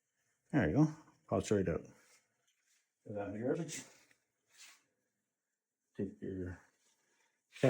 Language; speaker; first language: English; native; English